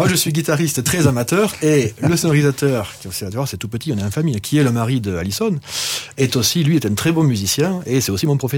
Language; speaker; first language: French; native; French